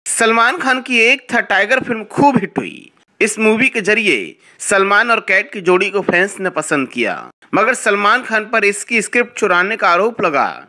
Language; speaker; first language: Hindi; native; Hindi